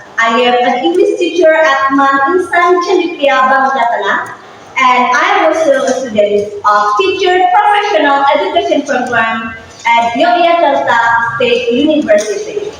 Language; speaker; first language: English; non-native, fluent; Indonesian